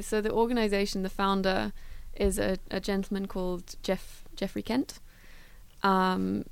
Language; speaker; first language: English; native; English